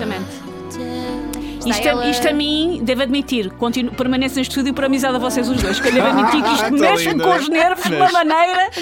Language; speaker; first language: Portuguese; native; Portuguese